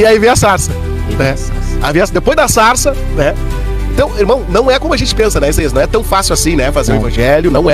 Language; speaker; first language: Portuguese; native; Portuguese